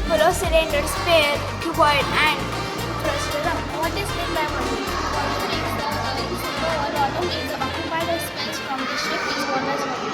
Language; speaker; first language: English; non-native, learner; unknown